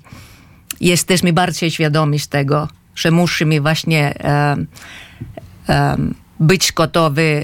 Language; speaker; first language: Polish; non-native, fluent; Finnish